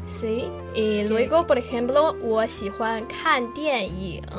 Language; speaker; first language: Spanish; non-native, fluent; Chinese